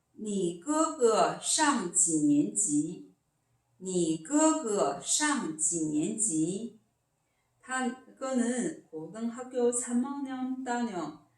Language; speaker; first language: Chinese; non-native, fluent; Korean